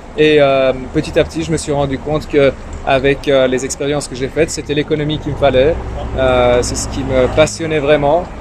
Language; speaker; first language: French; early bilingual, other home language; Persian